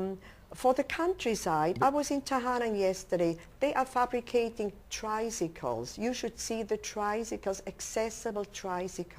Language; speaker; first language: English; non-native, local second language; German